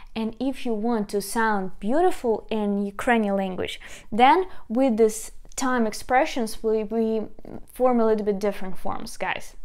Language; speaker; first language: English; non-native, fluent; Ukrainian